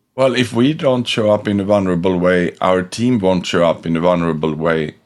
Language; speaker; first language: English; non-native, fluent; Swedish